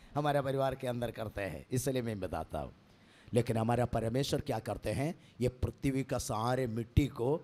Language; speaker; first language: Hindi; non-native, local second language; Malayalam